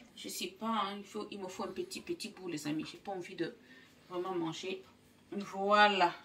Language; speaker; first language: French; non-native, local second language; Fang